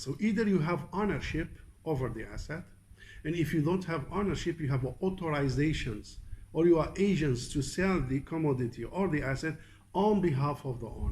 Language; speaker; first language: English; non-native, fluent; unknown